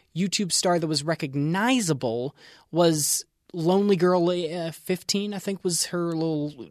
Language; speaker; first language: English; native; English